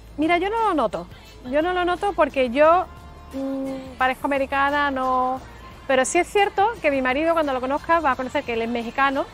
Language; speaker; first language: Spanish; native; Spanish